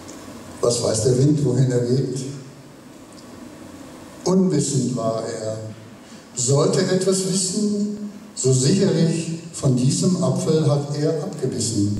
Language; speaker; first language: German; native; German